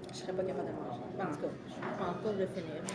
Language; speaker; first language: French; native; French